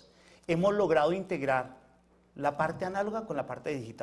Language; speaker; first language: Spanish; native; Spanish